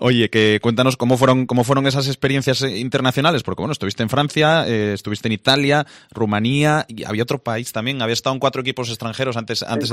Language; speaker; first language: Spanish; native; Spanish